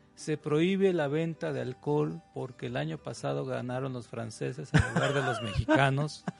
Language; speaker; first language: Spanish; native; Spanish